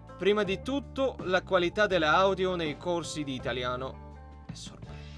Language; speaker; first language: Italian; non-native, learner; Russian